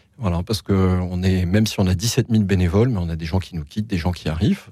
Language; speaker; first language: French; native; French